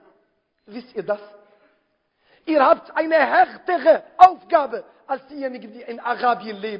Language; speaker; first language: German; non-native, fluent; Arabic